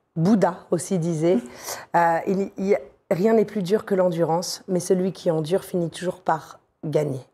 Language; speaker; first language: French; native; French